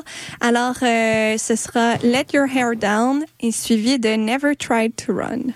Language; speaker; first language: French; native; French